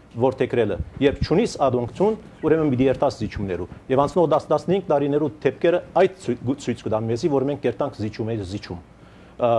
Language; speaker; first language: Armenian; early bilingual, heritage; Armenian